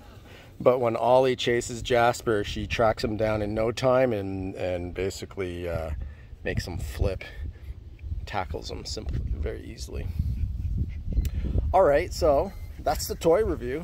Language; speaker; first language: English; native; English